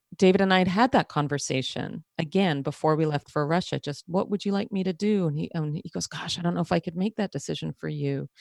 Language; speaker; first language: English; native; English